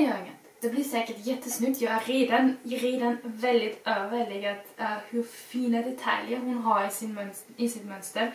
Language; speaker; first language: Swedish; non-native, fluent; German